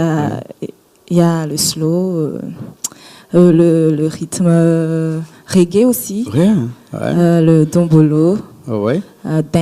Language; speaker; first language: French; non-native, local second language; Malagasy